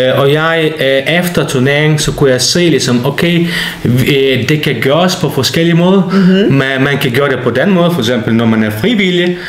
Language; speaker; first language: Danish; non-native, fluent; Ukrainian